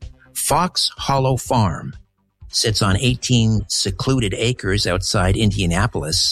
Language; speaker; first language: English; native; English